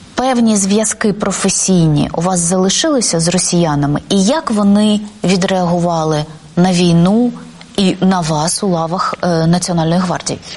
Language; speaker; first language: Ukrainian; native; Ukrainian